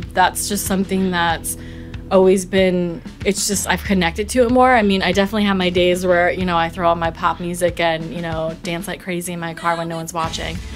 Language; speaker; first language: English; native; English